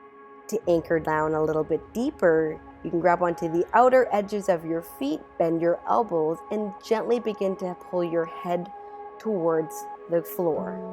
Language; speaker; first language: English; native; English